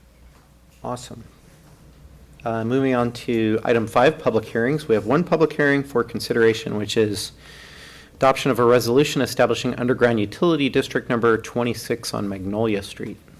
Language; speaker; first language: English; native; English